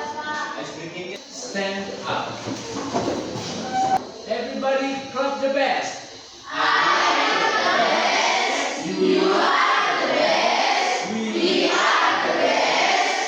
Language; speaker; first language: English; non-native, learner; Indonesian